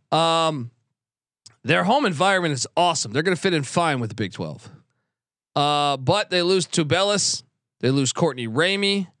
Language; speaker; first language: English; native; English